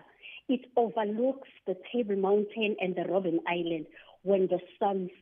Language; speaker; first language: English; non-native, local second language; Zulu